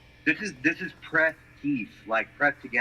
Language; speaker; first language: English; native; English